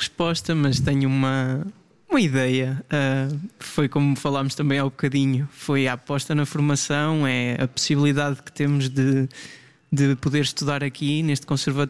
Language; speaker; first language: Portuguese; native; Portuguese